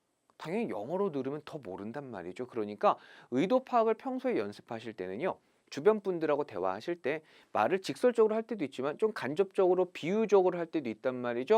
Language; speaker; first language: Korean; native; Korean